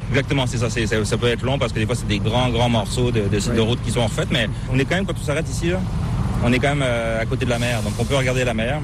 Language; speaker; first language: French; native; French